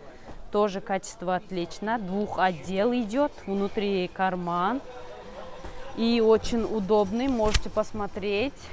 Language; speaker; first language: Russian; non-native, learner; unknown